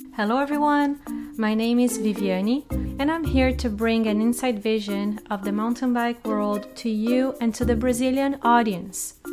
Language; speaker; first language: English; non-native, fluent; Portuguese